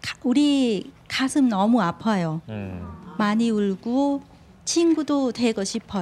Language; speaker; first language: Korean; non-native, learner; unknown